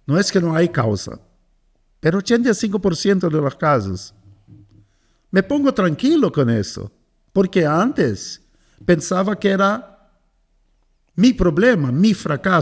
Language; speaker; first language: Spanish; non-native, fluent; Portuguese